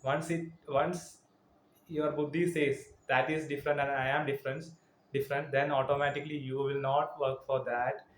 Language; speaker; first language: English; non-native, local second language; Malayalam